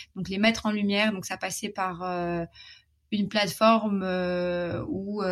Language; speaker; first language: French; non-native, local second language; Arabic